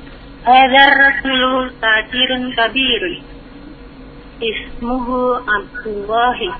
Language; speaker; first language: Arabic; non-native, learner; Indonesian